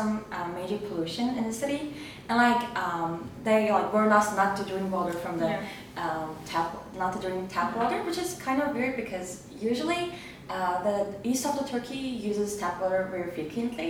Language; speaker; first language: English; non-native, fluent; Turkish